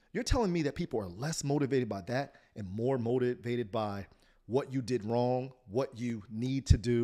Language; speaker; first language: English; native; English